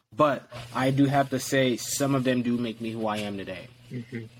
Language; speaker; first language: English; non-native, local second language; Yoruba